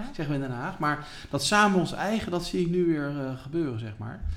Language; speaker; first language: Dutch; native; Dutch